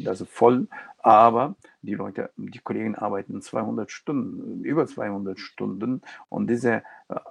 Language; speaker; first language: German; non-native, local second language; Turkish